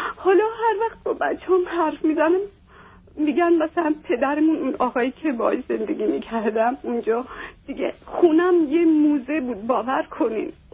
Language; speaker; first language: Persian; non-native, local second language; Armenian